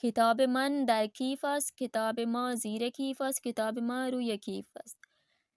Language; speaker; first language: Persian; non-native, fluent; Urdu